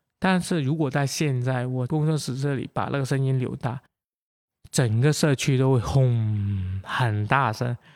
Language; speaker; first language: Chinese; non-native, local second language; Cantonese